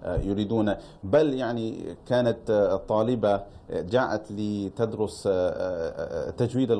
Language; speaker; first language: Arabic; non-native, fluent; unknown